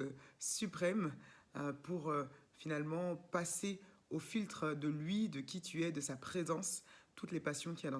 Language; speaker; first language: French; native; French